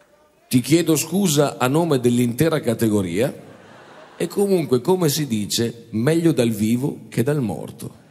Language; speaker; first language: Italian; native; Italian